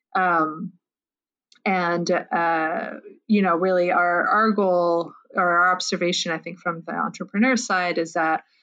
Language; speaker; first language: English; non-native, fluent; French